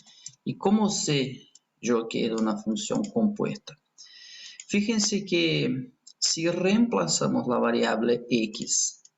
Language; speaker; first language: Spanish; non-native, fluent; Portuguese